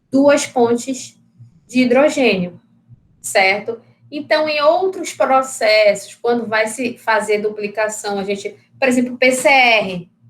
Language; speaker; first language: Portuguese; native; Portuguese